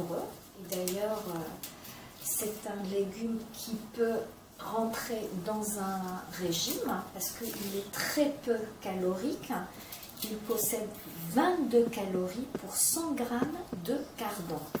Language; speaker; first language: French; non-native, local second language; Arabic